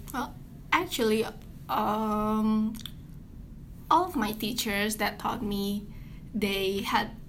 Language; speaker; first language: English; non-native, fluent; Indonesian